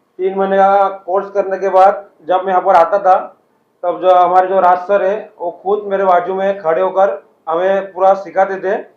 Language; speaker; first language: Hindi; native; Hindi